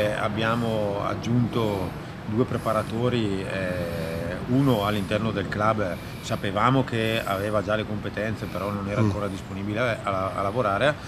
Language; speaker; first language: Italian; native; Italian